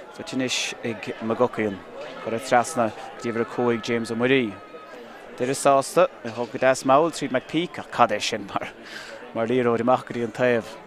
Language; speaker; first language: Irish; native; Irish